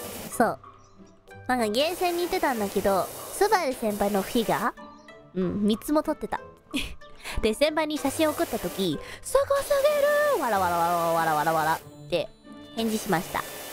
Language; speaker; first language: Japanese; non-native, learner; English